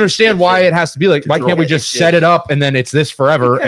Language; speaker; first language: English; native; English